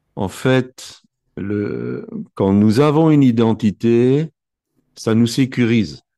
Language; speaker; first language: French; native; French